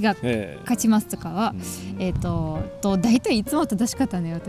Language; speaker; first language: Japanese; non-native, learner; German